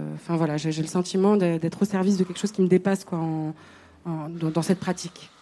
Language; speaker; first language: French; non-native, local second language; Arabic